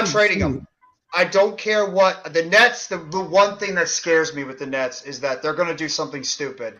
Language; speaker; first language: English; native; English